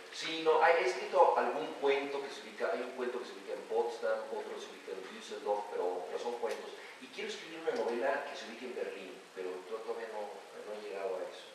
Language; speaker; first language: Spanish; native; Spanish